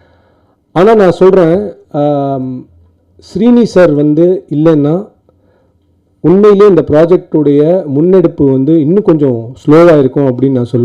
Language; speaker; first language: Tamil; native; Tamil